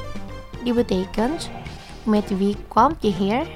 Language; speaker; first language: Dutch; non-native, learner; Indonesian